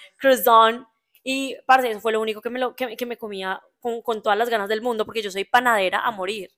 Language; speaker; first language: Spanish; native; Spanish